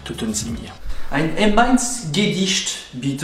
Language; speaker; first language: German; non-native, learner; French